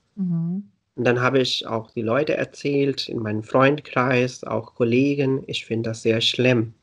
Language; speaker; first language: German; non-native, fluent; Urdu